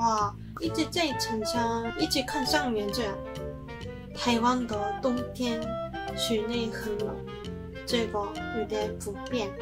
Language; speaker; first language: Chinese; non-native, learner; Korean